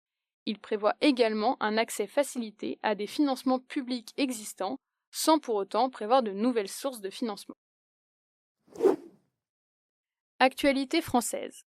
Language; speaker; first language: French; native; French